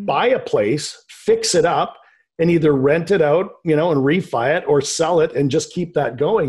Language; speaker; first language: English; native; English